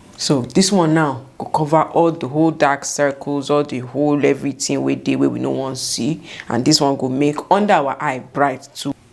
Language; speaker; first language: Nigerian Pidgin; non-native, local second language; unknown